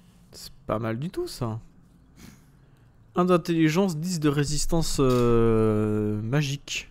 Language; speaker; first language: French; native; French